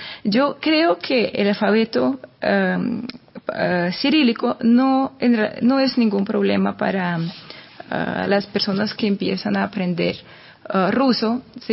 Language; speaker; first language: Spanish; non-native, fluent; Russian